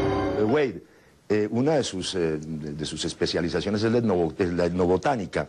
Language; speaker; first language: Spanish; native; Spanish